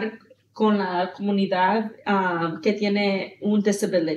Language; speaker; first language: Spanish; early bilingual, heritage; Spanish